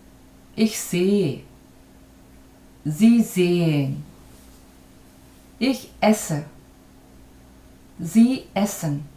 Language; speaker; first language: German; non-native, fluent; Korean